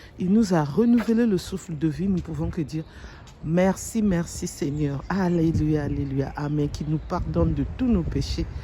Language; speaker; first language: French; non-native, local second language; Lingala